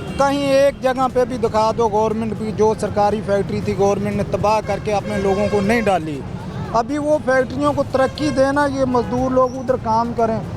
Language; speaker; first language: Urdu; non-native, local second language; Punjabi